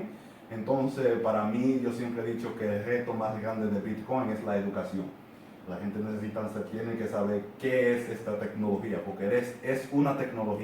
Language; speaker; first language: Spanish; non-native, fluent; English